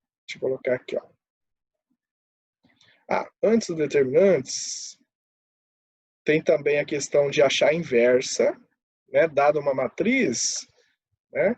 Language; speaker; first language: Portuguese; native; Portuguese